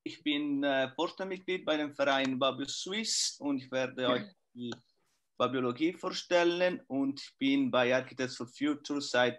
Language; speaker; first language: German; non-native, fluent; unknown